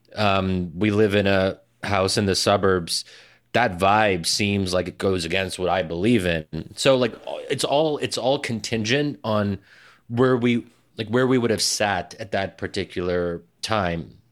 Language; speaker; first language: English; early bilingual, other home language; Arabic